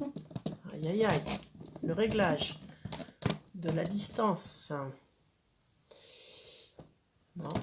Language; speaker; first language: French; native; French